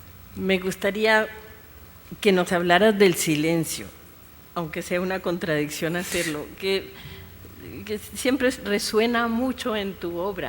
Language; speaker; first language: Spanish; native; Spanish